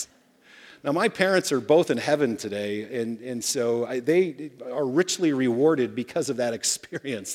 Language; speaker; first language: English; native; English